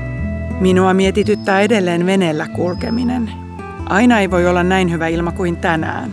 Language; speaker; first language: Finnish; native; Finnish